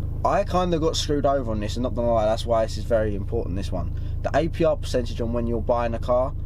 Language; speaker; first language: English; native; English